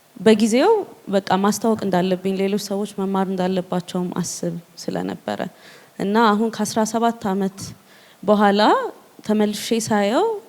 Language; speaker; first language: Amharic; native; Amharic